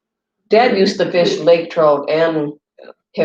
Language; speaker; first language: English; native; English